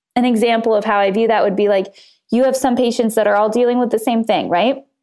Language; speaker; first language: English; native; English